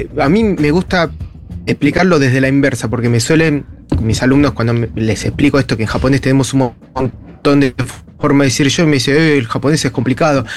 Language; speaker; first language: Spanish; early bilingual, heritage; Spanish